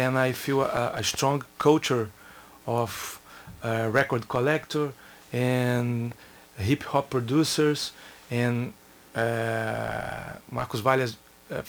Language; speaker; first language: English; non-native, learner; Portuguese